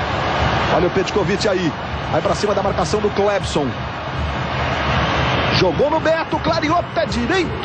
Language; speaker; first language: Portuguese; native; Portuguese